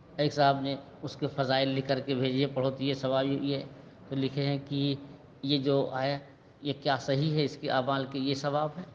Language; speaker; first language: Urdu; native; Urdu